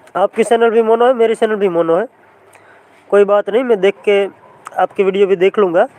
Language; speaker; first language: Hindi; non-native, local second language; Gujarati